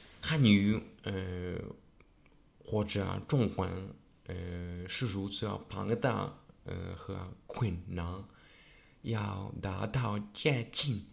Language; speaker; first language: Chinese; non-native, learner; Polish